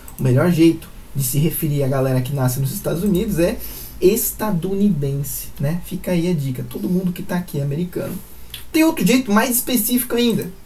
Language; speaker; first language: Portuguese; native; Portuguese